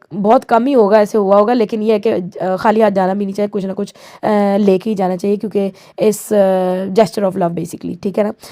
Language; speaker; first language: Urdu; native; Urdu